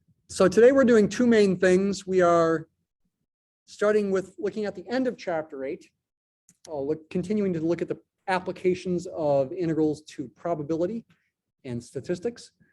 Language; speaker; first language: English; native; English